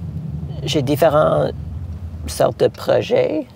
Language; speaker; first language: French; non-native, local second language; English